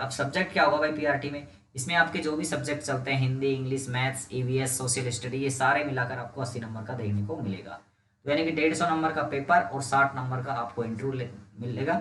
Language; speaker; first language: Hindi; native; Hindi